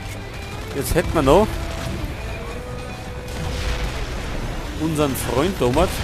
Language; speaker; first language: German; native; German